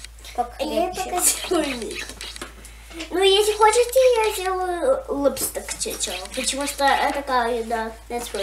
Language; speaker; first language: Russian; early bilingual, heritage; Russian